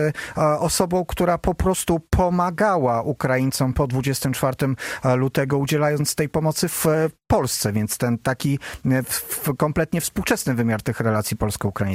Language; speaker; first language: Polish; native; Polish